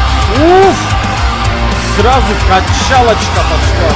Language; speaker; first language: Russian; native; Russian